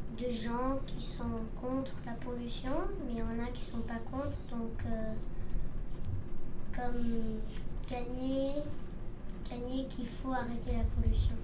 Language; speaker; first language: French; early bilingual, heritage; French